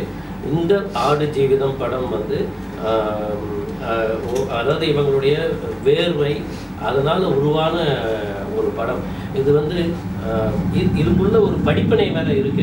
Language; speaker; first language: Tamil; native; Tamil